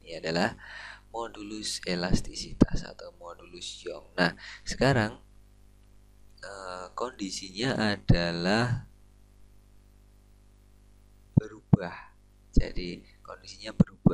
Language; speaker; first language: Indonesian; native; Indonesian